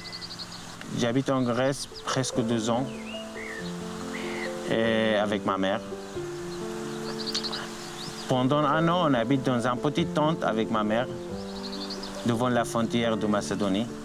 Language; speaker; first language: French; non-native, learner; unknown